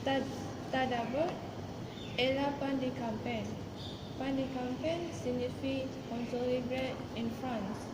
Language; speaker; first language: French; non-native, learner; Malay